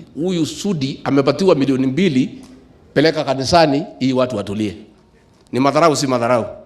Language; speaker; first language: Swahili; non-native, local second language; Kikuyu